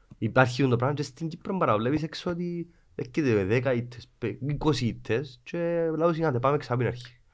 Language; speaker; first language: Greek; native; Greek